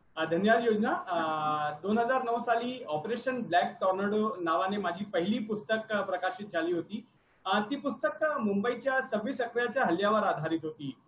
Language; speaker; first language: Marathi; non-native, local second language; Hindi